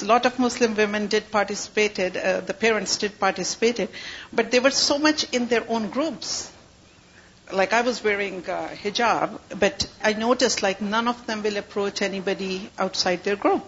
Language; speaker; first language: English; non-native, local second language; Urdu